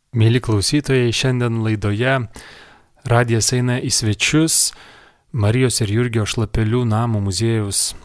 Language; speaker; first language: Lithuanian; native; Lithuanian